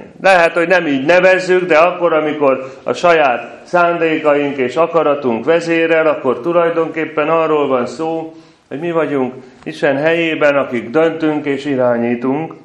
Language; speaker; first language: Hungarian; native; Hungarian